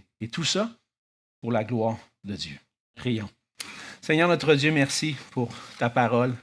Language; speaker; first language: French; native; French